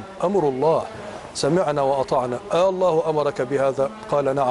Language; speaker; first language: Arabic; native; Arabic